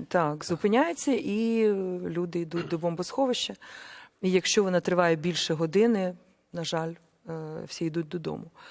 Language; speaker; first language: Ukrainian; native; Ukrainian